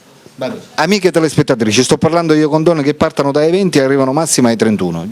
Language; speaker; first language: Italian; native; Italian